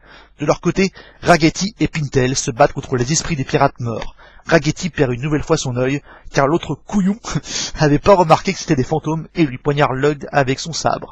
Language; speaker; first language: French; native; French